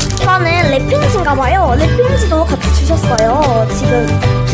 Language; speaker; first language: Korean; native; Korean